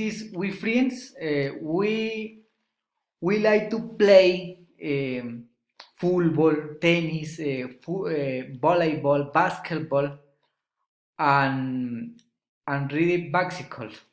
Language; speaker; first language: English; non-native, learner; Spanish